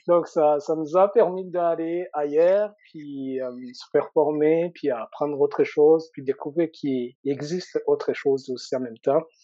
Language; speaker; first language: French; non-native, local second language; Rundi